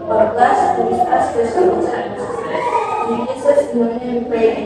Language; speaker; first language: English; non-native, fluent; Indonesian